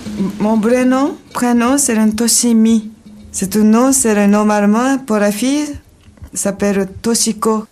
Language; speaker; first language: French; non-native, learner; Japanese